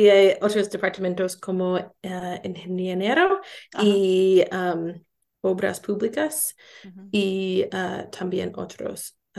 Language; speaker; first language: Spanish; non-native, learner; English